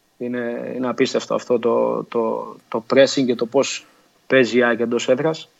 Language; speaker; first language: Greek; early bilingual, other home language; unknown